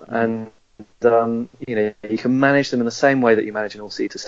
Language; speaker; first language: English; native; English